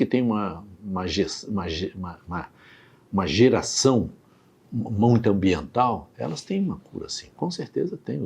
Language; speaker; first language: Portuguese; native; Portuguese